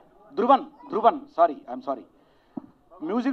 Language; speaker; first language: Telugu; native; Telugu